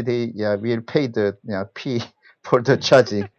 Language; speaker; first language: English; non-native, learner; Korean